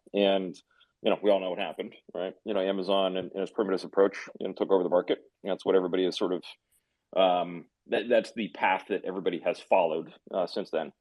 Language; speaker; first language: English; native; English